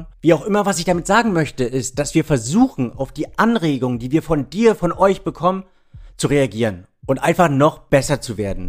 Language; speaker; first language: German; native; German